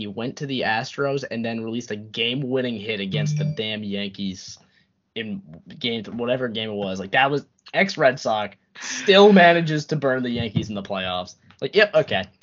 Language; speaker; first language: English; native; English